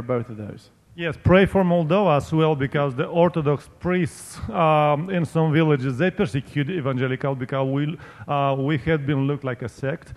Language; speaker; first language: English; non-native, fluent; Romanian